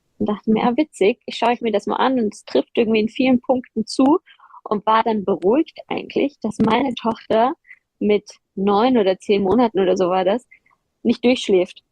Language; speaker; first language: German; native; German